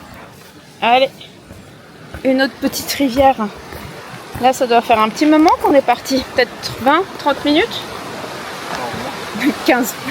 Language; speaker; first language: French; native; French